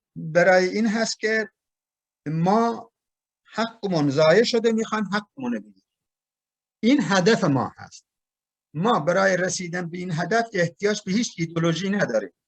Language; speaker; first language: Persian; non-native, local second language; Turkmen